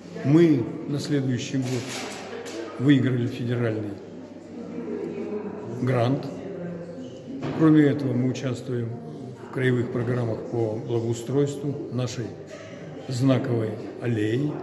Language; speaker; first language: Russian; native; Russian